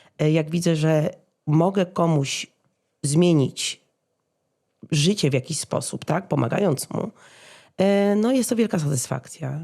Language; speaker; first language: Polish; native; Polish